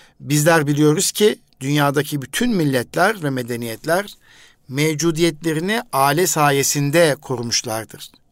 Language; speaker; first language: Turkish; native; Turkish